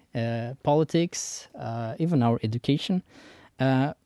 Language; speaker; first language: English; non-native, fluent; Persian